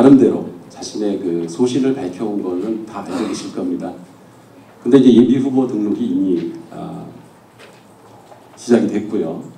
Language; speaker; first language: Korean; native; Korean